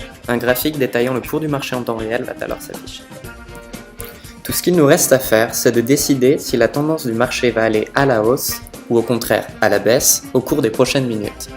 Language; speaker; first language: French; native; French